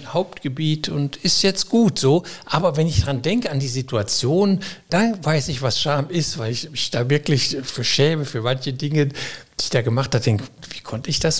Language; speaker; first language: German; native; German